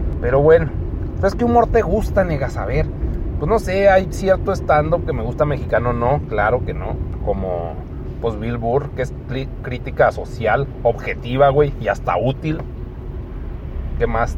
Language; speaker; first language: Spanish; native; Spanish